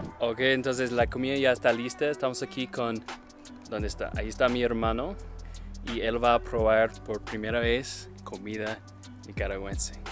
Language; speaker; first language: Spanish; non-native, fluent; English